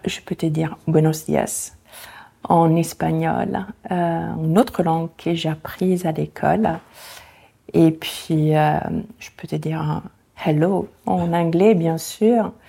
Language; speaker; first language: French; non-native, fluent; Italian